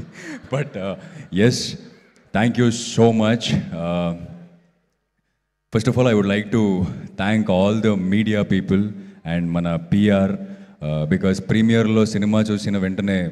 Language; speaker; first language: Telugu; non-native, local second language; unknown